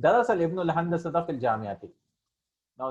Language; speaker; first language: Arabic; non-native, fluent; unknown